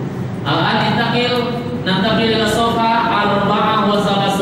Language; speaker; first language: Arabic; non-native, fluent; Indonesian